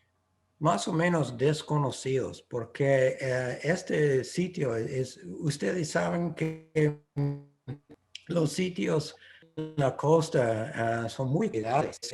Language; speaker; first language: Spanish; non-native, fluent; English